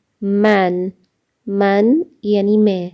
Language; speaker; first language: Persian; non-native, fluent; Urdu